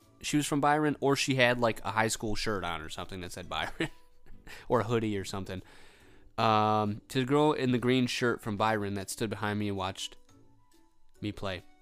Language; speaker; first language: English; native; English